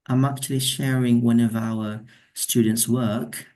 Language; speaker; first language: English; non-native, fluent; Indonesian